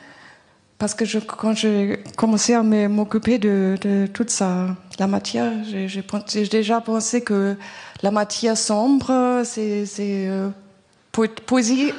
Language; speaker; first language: French; non-native, fluent; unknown